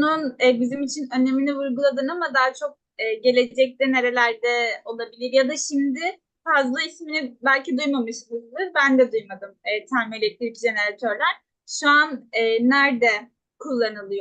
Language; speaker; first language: Turkish; native; Turkish